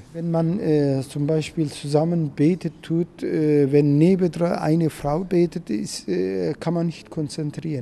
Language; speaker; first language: German; non-native, learner; Turkish